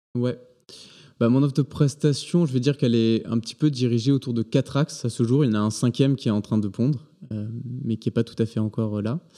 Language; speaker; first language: French; native; French